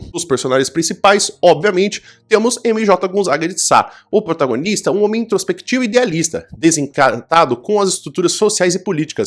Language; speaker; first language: Portuguese; native; Portuguese